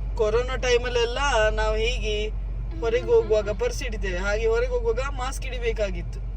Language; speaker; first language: Kannada; non-native, local second language; Tulu